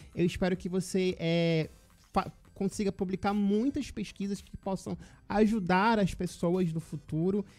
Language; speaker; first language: Portuguese; native; Portuguese